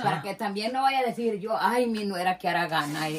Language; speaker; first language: Spanish; native; Spanish